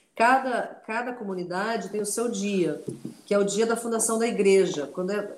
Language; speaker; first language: Portuguese; non-native, local second language; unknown